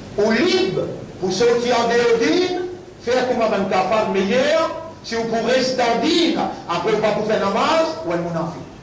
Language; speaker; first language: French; non-native, local second language; Morisyen